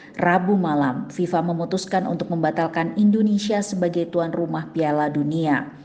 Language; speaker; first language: Indonesian; native; Indonesian